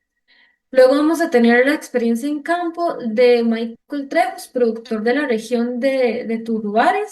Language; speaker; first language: Spanish; native; Spanish